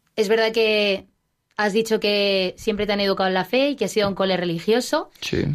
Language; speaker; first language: Spanish; native; Spanish